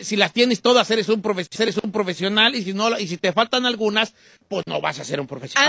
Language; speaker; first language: Spanish; native; Spanish